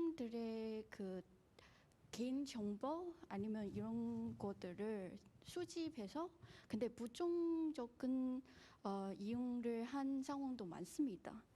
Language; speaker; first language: Korean; non-native, fluent; Chinese